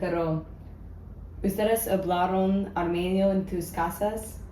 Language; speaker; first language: Spanish; non-native, learner; English